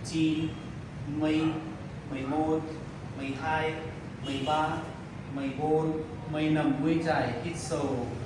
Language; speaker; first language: Vietnamese; non-native, learner; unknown